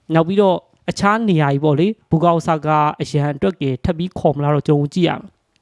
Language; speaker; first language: Burmese; native; Burmese